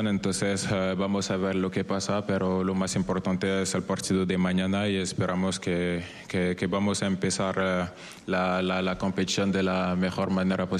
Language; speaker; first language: Spanish; non-native, fluent; French